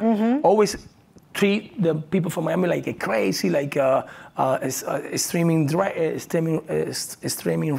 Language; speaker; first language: English; non-native, learner; Spanish